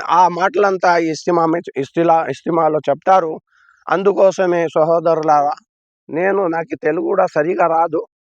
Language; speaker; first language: Telugu; non-native, local second language; Urdu